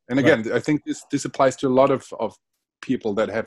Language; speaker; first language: English; non-native, fluent; Spanish